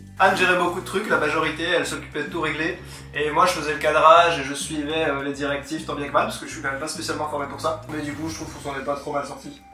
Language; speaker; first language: French; native; French